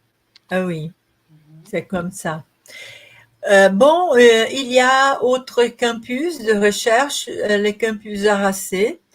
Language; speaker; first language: French; non-native, learner; Portuguese